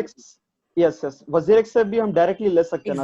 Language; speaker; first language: Hindi; native; Hindi